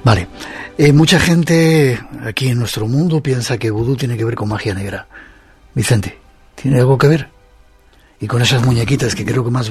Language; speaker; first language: Spanish; native; Spanish